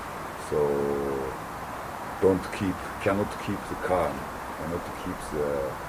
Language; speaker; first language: English; non-native, learner; Japanese